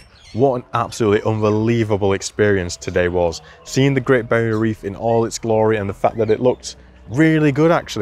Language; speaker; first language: English; native; English